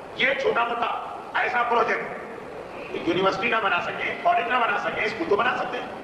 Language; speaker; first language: Urdu; native; Urdu